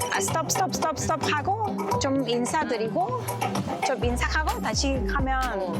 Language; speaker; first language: Korean; non-native, learner; Spanish